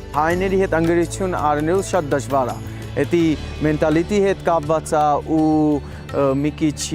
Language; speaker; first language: Armenian; non-native, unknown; Bangla